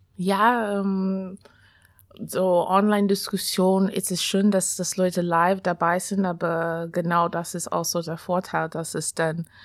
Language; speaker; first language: German; non-native, fluent; English